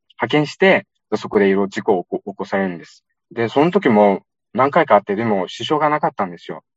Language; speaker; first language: Japanese; non-native, fluent; Uyghur